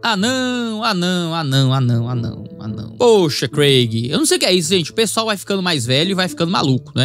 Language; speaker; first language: Portuguese; native; Portuguese